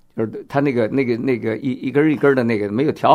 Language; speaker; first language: Chinese; native; Chinese